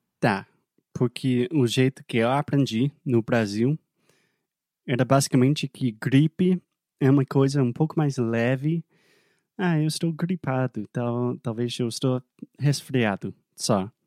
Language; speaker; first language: Portuguese; non-native, fluent; English